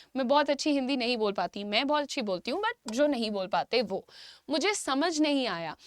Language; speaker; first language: Hindi; native; Hindi